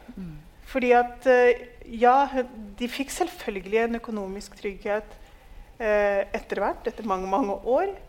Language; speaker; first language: Norwegian; early bilingual, other home language; Urdu